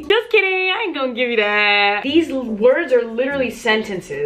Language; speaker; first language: English; native; English